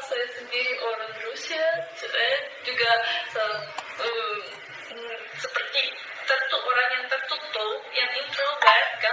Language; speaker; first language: Indonesian; non-native, fluent; Russian